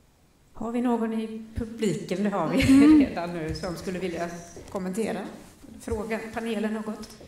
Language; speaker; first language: Swedish; native; Swedish